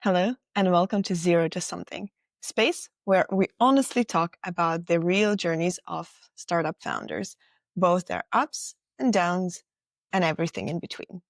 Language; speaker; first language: English; non-native, fluent; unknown